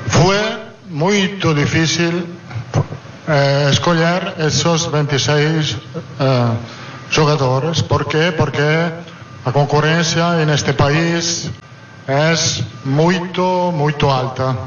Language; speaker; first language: Portuguese; non-native, fluent; Italian